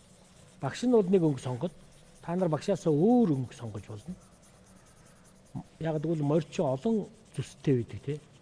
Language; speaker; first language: Mongolian; native; Mongolian